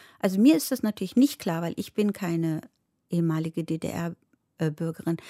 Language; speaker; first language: German; early bilingual, other home language; Turkish